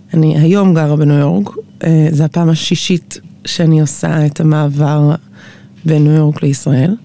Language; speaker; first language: Hebrew; early bilingual, heritage; Hebrew